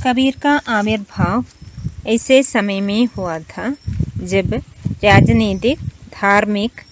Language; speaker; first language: Hindi; non-native, local second language; Malayalam